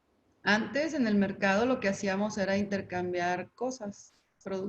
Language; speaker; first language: Spanish; native; Spanish